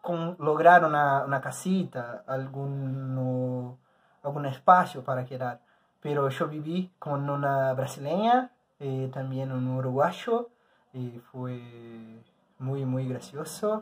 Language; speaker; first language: Spanish; non-native, learner; Portuguese